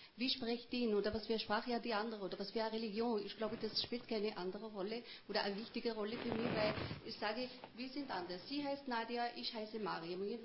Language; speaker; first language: German; non-native, fluent; Arabic